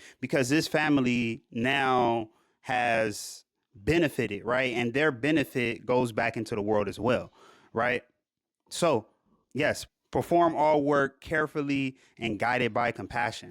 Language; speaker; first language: English; native; English